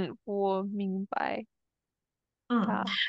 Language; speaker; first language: Chinese; non-native, learner; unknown